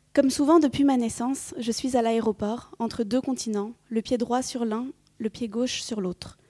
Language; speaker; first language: French; early bilingual, other home language; Vietnamese